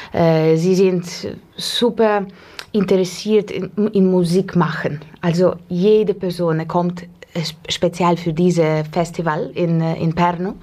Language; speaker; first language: German; non-native, learner; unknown